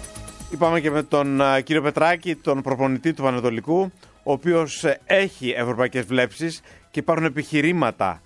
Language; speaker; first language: Greek; native; Greek